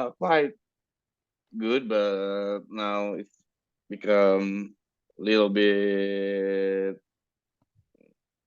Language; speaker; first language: English; non-native, learner; Indonesian